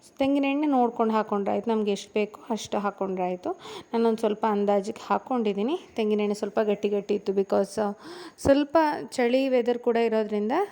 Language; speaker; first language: Kannada; non-native, local second language; Tulu